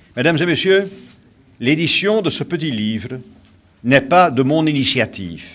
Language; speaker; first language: French; non-native, local second language; Dutch